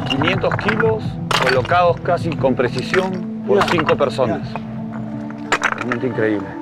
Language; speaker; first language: Spanish; native; Spanish